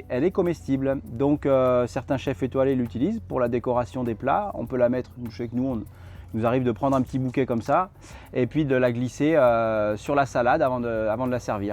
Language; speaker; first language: French; native; French